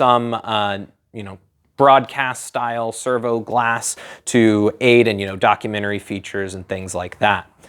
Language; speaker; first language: English; native; English